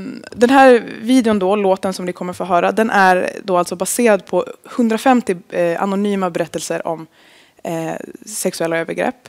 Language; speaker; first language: Swedish; native; Swedish